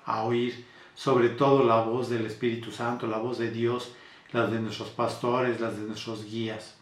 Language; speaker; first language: Spanish; native; Spanish